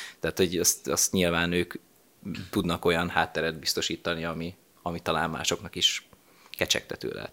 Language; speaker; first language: Hungarian; native; Hungarian